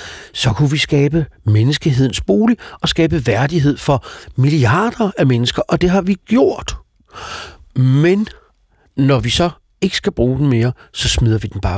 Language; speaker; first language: Danish; native; Danish